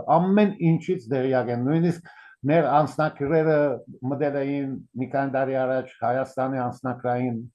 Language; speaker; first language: Armenian; early bilingual, heritage; Armenian